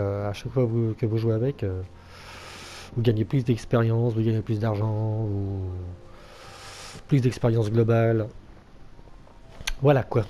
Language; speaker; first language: French; native; French